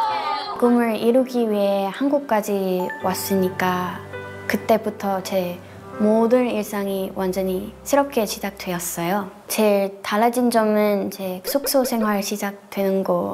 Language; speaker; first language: Korean; non-native, learner; Thai